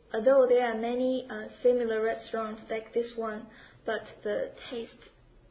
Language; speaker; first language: English; non-native, learner; Chinese